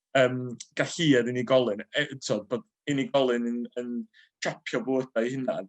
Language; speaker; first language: Welsh; native; Welsh